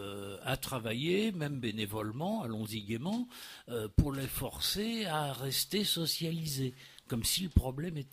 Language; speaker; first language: French; native; French